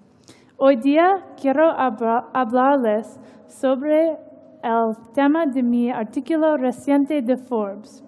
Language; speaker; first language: Spanish; non-native, learner; English